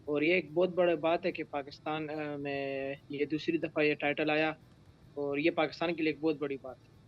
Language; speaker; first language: Urdu; non-native, local second language; Pashto